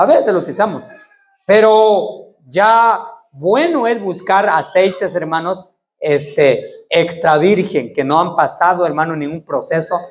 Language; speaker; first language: Spanish; native; Spanish